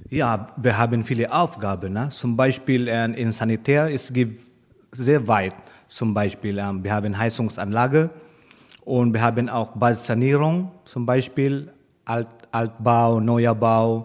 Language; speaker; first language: German; non-native, learner; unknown